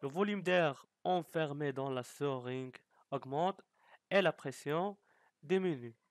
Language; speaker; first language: French; non-native, local second language; Arabic